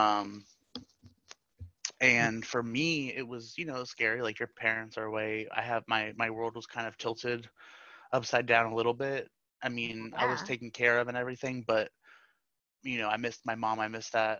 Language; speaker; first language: English; native; English